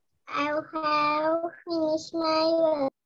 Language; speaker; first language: English; non-native, learner; Sinhala